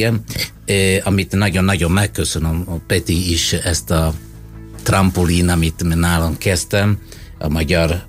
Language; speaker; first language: Hungarian; non-native, fluent; Italian